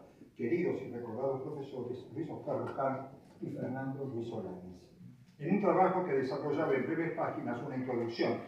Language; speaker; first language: Spanish; native; Spanish